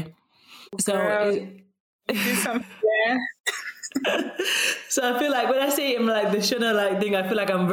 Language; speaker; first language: English; native; English